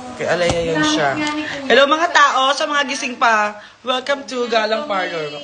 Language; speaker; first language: Filipino; native; Filipino